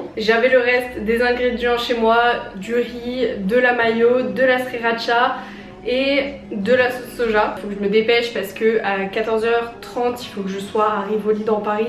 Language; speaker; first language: French; native; French